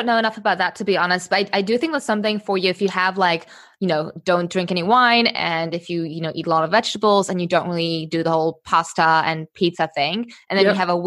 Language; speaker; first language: English; native; English